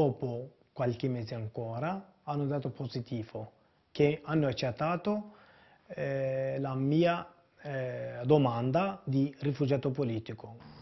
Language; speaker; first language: Italian; non-native, fluent; Kurdish